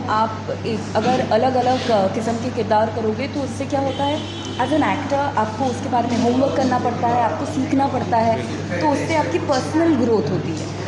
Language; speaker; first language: Hindi; non-native, local second language; Bangla